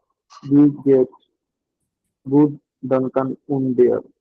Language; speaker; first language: German; non-native, learner; Haryanvi